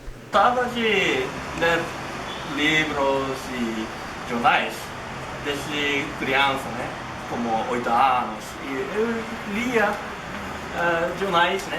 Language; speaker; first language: Portuguese; non-native, learner; Japanese